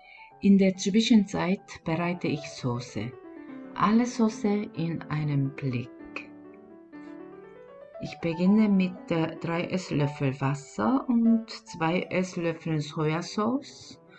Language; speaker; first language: German; non-native, learner; Korean